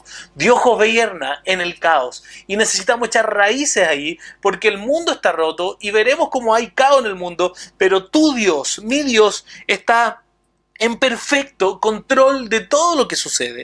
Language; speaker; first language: Spanish; native; Spanish